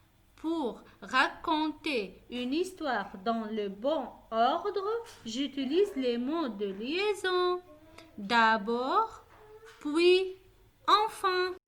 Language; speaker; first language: French; non-native, local second language; Arabic